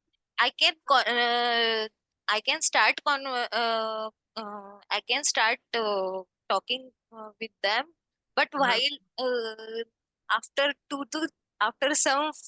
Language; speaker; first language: English; non-native, learner; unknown